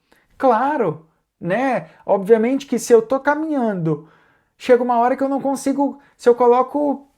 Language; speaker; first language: Portuguese; native; Portuguese